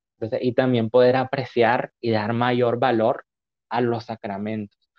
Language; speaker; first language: Spanish; native; Spanish